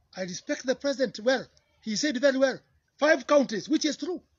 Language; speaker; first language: English; non-native, local second language; Kikuyu